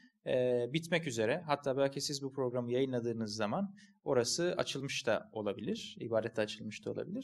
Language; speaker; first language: Turkish; native; Turkish